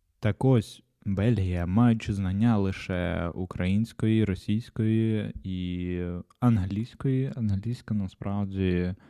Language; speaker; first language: Ukrainian; non-native, local second language; Russian